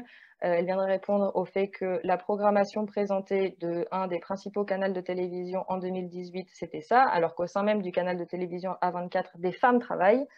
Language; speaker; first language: French; native; French